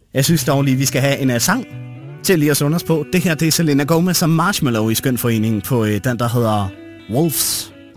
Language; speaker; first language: Danish; native; Danish